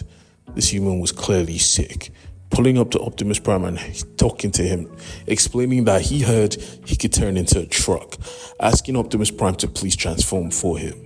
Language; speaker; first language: English; native; English